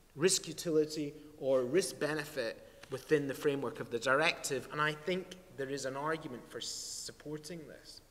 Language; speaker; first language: English; native; English